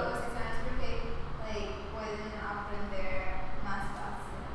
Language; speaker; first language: Spanish; non-native, learner; English